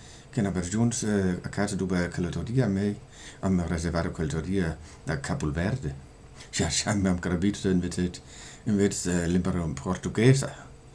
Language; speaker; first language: Romanian; non-native, fluent; Danish